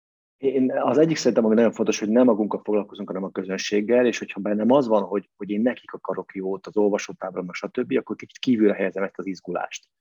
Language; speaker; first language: Hungarian; native; Hungarian